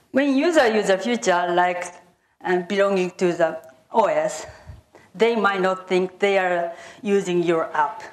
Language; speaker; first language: English; non-native, fluent; Japanese